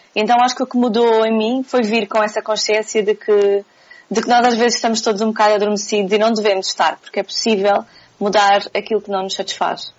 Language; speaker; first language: Portuguese; native; Portuguese